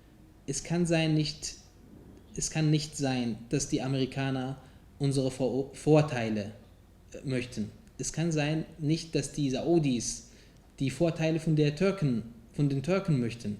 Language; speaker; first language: German; non-native, fluent; Arabic